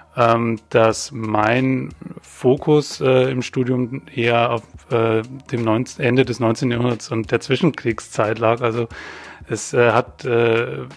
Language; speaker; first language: German; native; German